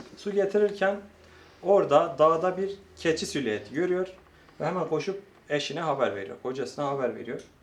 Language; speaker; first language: Turkish; non-native, local second language; Kurdish